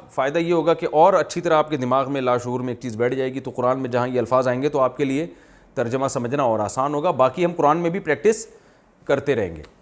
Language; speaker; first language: Urdu; native; Urdu